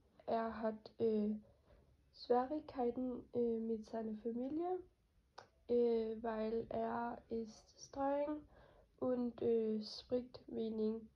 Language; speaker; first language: German; non-native, learner; Norwegian